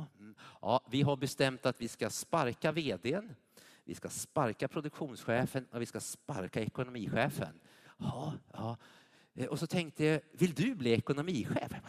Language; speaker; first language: Swedish; native; Swedish